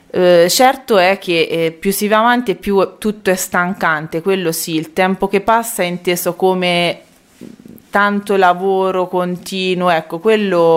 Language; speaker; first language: Italian; native; Italian